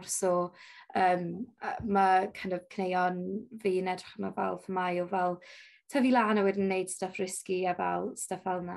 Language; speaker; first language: Welsh; non-native, local second language; English